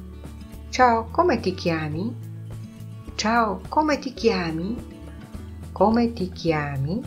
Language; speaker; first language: Italian; non-native, fluent; Polish